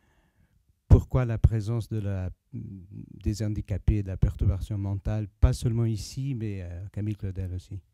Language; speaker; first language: French; non-native, learner; Portuguese